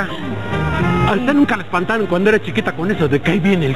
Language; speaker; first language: Spanish; native; Spanish